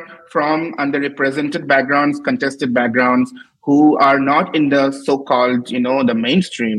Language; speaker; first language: English; non-native, local second language; Assamese